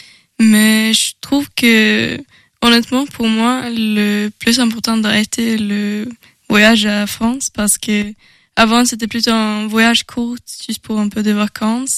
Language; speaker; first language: French; non-native, learner; Swedish